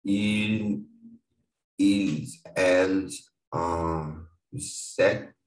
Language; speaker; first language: French; non-native, learner; Portuguese